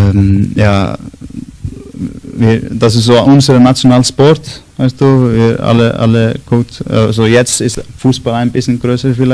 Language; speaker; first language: German; non-native, learner; Icelandic